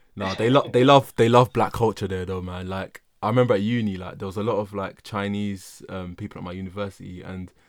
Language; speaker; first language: English; early bilingual, other home language; Yoruba